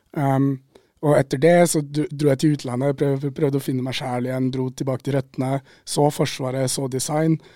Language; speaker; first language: Norwegian; native; Norwegian